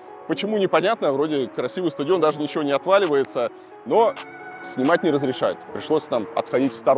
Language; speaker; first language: Russian; native; Russian